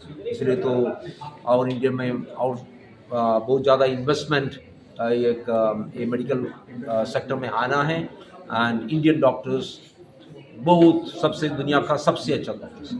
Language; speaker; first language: Hindi; non-native, local second language; Malayalam